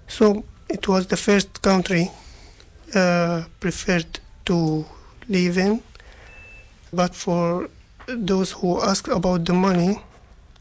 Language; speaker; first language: English; non-native, fluent; Arabic